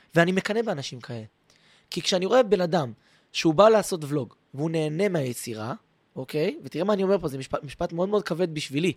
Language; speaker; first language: Hebrew; native; Hebrew